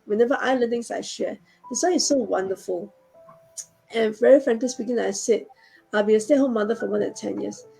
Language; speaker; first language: English; non-native, local second language; Chinese